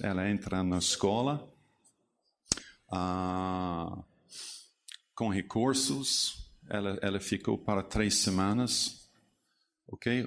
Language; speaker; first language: Portuguese; non-native, learner; English